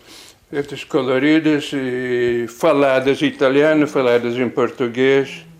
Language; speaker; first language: Portuguese; non-native, fluent; Lithuanian